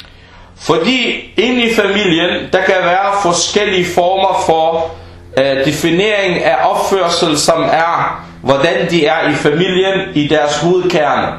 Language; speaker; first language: Danish; non-native, fluent; Arabic